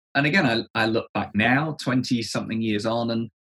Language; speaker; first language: English; native; English